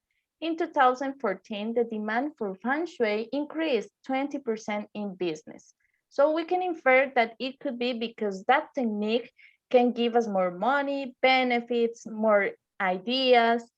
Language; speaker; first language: English; non-native, fluent; Spanish